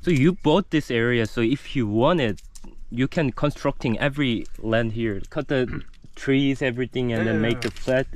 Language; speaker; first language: English; non-native, learner; Korean